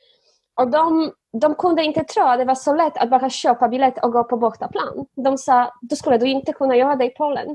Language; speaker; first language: Swedish; non-native, fluent; Polish